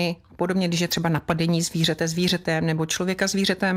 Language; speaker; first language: Czech; native; Czech